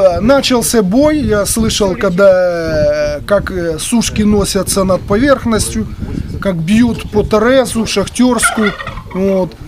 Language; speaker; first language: Russian; native; Russian